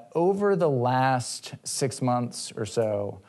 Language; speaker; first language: English; native; English